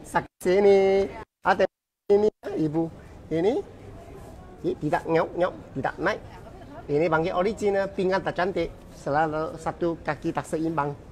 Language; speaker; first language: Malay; non-native, local second language; Chinese